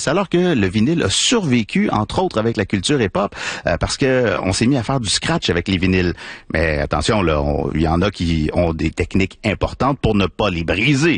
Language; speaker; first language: French; native; French